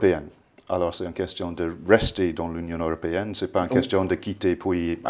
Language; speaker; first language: French; non-native, fluent; English